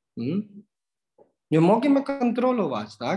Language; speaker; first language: Polish; non-native, learner; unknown